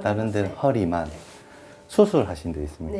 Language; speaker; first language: Korean; native; Korean